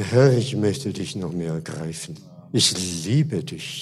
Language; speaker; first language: German; non-native, fluent; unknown